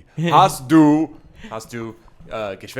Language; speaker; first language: German; non-native, learner; English